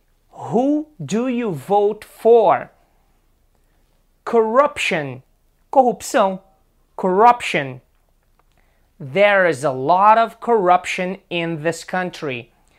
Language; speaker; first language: English; non-native, fluent; Portuguese